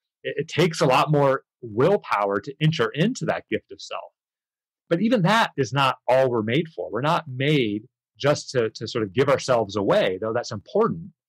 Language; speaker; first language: English; early bilingual, other home language; Spanish